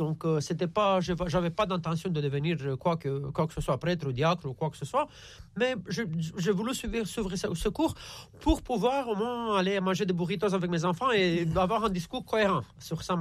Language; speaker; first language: French; non-native, fluent; Romanian